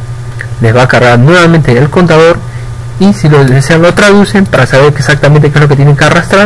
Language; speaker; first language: Spanish; native; Spanish